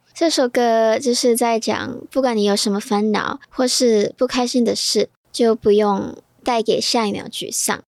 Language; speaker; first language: Chinese; non-native, fluent; Thai